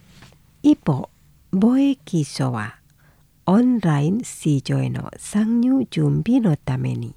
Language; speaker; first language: Japanese; non-native, fluent; Indonesian